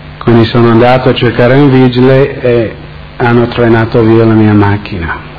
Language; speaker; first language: Italian; non-native, fluent; English